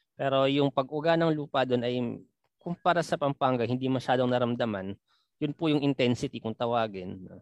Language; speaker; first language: Filipino; non-native, local second language; Pampanga